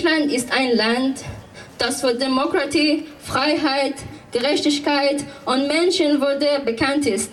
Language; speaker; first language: German; non-native, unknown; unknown